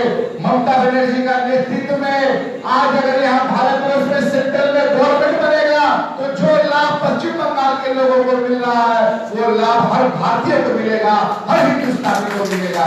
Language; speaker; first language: Hindi; native; Hindi